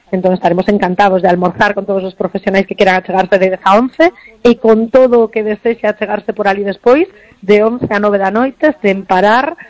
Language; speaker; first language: Spanish; non-native, local second language; Galician